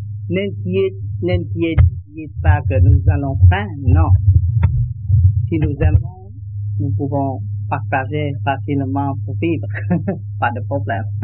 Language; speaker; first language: French; non-native, learner; Vietnamese